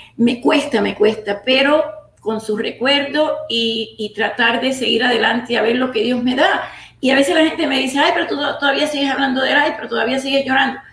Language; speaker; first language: Spanish; native; Spanish